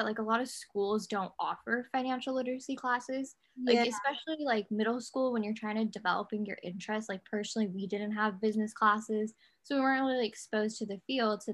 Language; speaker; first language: English; native; English